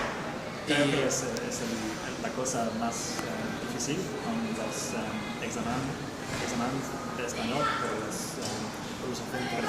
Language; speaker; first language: Spanish; non-native, learner; English